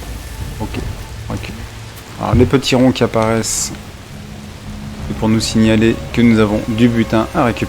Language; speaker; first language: French; native; French